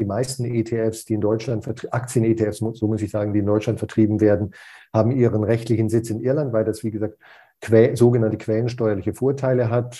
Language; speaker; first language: German; native; German